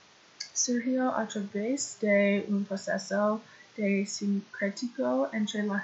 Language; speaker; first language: Spanish; non-native, learner; English